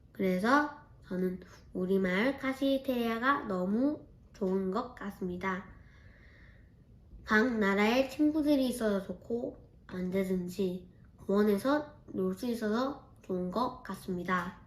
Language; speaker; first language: Korean; early bilingual, heritage; Korean